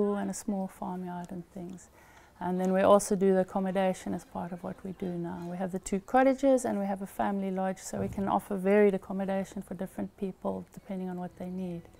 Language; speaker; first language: English; native; English